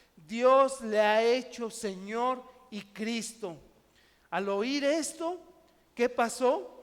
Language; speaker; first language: Spanish; native; Spanish